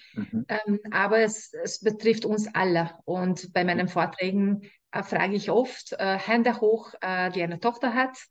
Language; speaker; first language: German; non-native, fluent; Hungarian